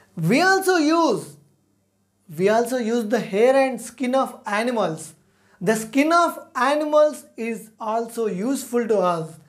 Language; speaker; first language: English; non-native, local second language; Telugu